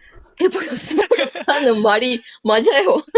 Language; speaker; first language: Korean; non-native, fluent; Japanese